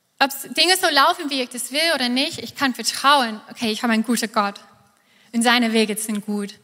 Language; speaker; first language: German; non-native, fluent; English